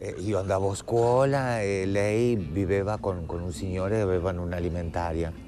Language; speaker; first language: Italian; non-native, fluent; Spanish